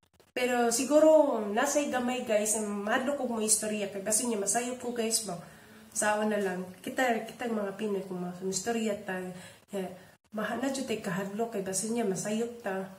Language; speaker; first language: Filipino; non-native, local second language; Cebuano